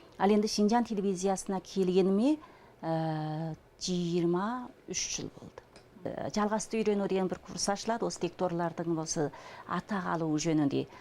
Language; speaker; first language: Kazakh; native; Kazakh